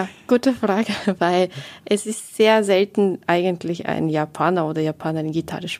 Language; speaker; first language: German; non-native, learner; Japanese